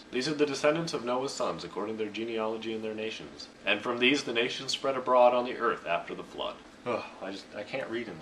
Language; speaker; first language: English; native; English